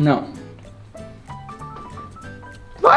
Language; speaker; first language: Portuguese; native; Portuguese